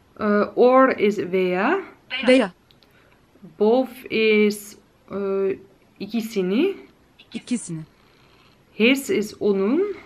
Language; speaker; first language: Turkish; non-native, learner; Dutch